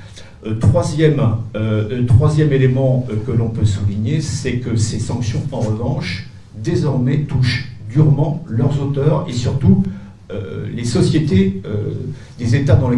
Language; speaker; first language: French; native; French